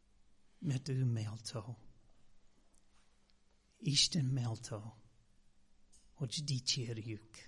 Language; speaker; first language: Hungarian; non-native, fluent; English